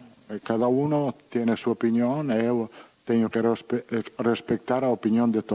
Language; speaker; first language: Portuguese; non-native, learner; Italian